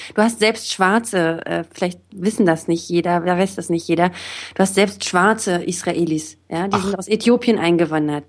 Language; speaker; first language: German; native; German